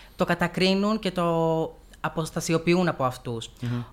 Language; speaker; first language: Greek; native; Greek